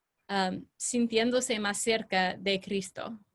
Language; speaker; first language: Spanish; non-native, fluent; English